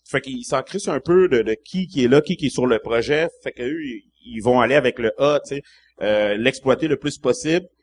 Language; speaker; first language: French; native; French